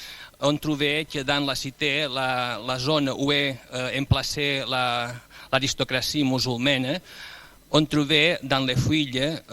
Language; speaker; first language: French; non-native, fluent; Spanish